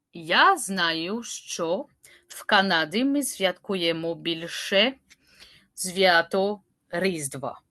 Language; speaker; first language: Ukrainian; non-native, learner; French